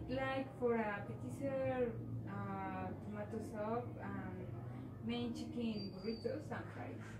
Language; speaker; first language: English; non-native, learner; Spanish